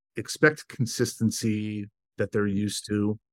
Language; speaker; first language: English; native; English